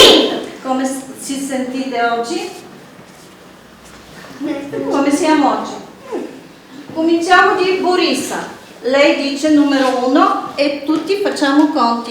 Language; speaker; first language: Italian; non-native, fluent; Bulgarian